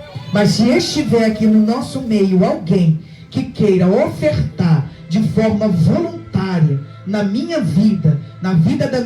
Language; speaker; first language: Portuguese; native; Portuguese